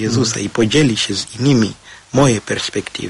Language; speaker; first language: Polish; non-native, learner; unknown